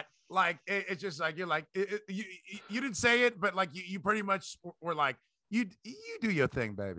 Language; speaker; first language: English; early bilingual, other home language; Spanish